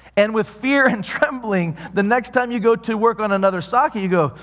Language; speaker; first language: English; native; English